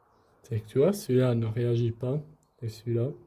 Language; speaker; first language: French; native; French